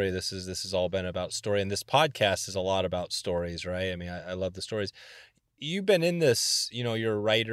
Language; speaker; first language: English; native; English